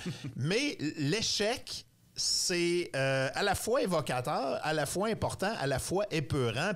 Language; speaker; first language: French; native; French